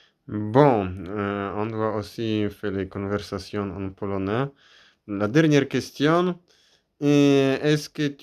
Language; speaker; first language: French; non-native, fluent; Polish